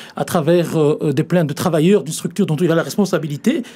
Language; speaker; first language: French; native; French